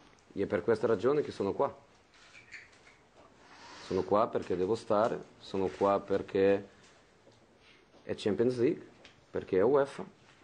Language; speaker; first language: Italian; non-native, fluent; Portuguese